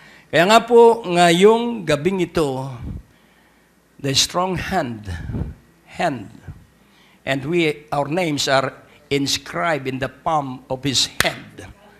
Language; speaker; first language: English; non-native, local second language; Filipino